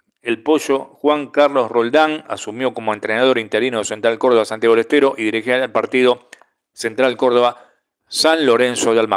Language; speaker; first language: Spanish; native; Spanish